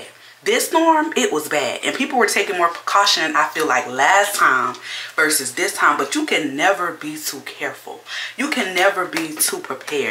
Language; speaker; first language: English; native; English